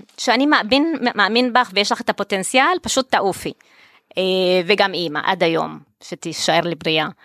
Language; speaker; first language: Hebrew; non-native, local second language; Arabic